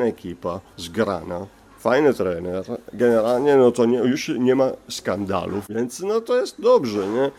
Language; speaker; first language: Polish; non-native, fluent; Italian